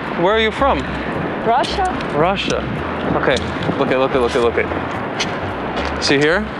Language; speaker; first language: Polish; non-native, learner; English